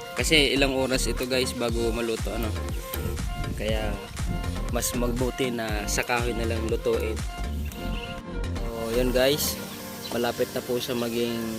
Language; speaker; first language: Filipino; non-native, local second language; Bikol